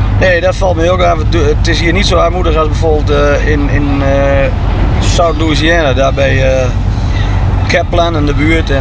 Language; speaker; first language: Dutch; native; Dutch